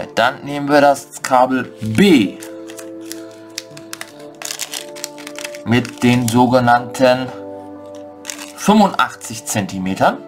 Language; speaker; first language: German; native; German